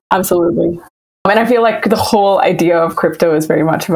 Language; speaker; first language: English; non-native, local second language; Filipino